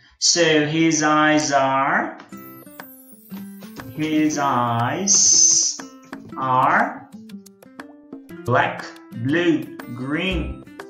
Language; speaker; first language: English; non-native, fluent; Portuguese